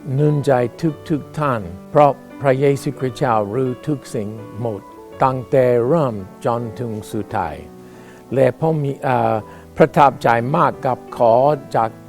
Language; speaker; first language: Thai; non-native, fluent; English